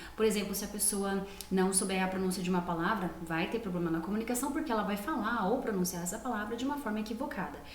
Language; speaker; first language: Portuguese; native; Portuguese